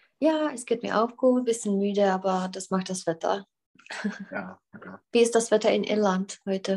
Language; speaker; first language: German; non-native, fluent; Czech